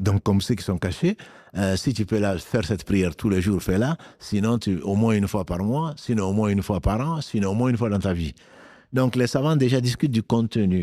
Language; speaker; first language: French; native; French